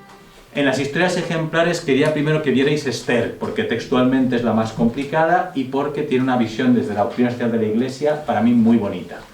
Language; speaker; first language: Spanish; native; Spanish